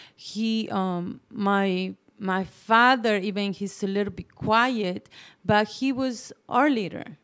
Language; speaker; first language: English; non-native, fluent; Spanish